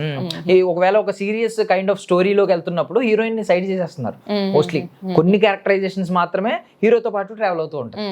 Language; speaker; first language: Telugu; native; Telugu